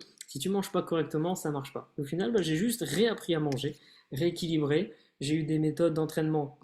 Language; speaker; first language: French; native; French